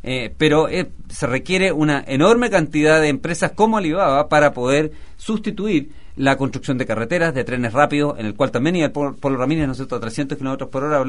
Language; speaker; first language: Spanish; native; Spanish